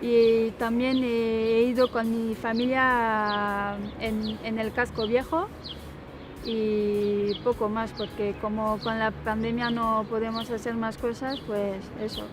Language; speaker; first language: Spanish; non-native, fluent; French